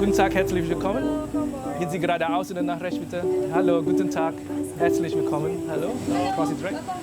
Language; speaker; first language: German; non-native, fluent; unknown